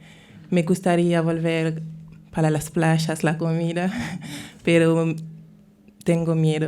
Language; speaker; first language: Spanish; non-native, fluent; Haitian Creole